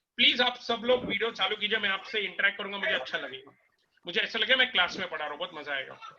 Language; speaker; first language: Hindi; native; Hindi